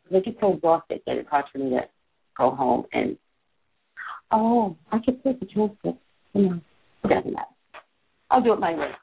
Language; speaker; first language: English; native; English